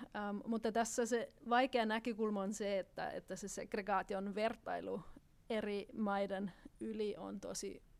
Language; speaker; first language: Finnish; non-native, fluent; German